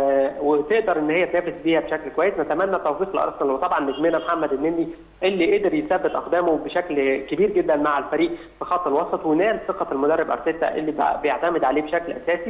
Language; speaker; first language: Arabic; native; Arabic